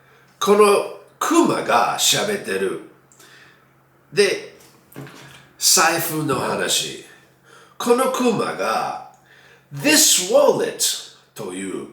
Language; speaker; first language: Japanese; non-native, fluent; English